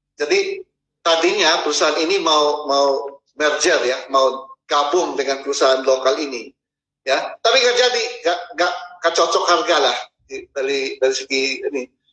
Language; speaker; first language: Indonesian; non-native, fluent; Filipino